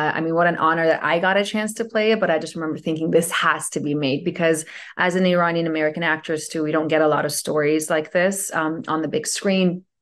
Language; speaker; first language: English; early bilingual, other home language; Persian